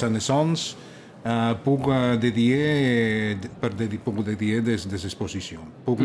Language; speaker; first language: French; non-native, learner; Catalan